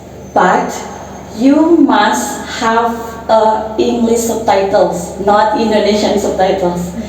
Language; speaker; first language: English; non-native, learner; Indonesian